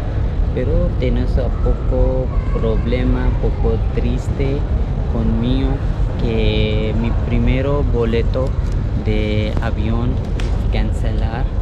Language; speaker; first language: Spanish; non-native, learner; Punjabi